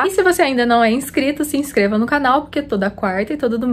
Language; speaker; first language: Portuguese; native; Portuguese